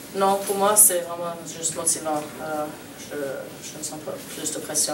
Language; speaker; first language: French; non-native, local second language; English